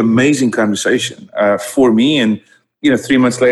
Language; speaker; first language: English; non-native, local second language; Dutch